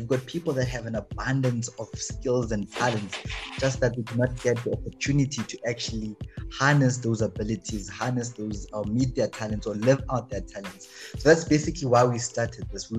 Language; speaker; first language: English; non-native, local second language; Zulu